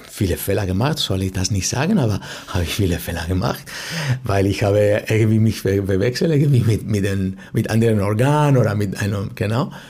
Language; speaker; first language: German; non-native, fluent; Spanish